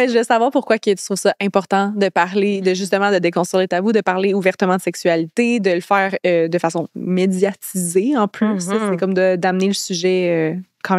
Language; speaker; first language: French; native; French